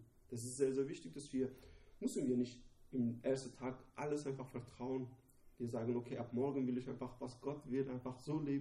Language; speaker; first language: German; non-native, learner; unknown